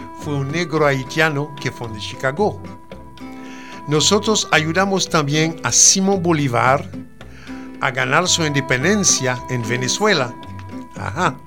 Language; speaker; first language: Spanish; non-native, fluent; Haitian Creole